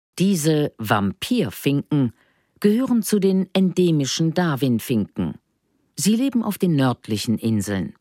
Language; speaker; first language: German; native; German